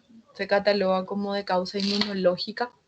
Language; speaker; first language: Spanish; native; Spanish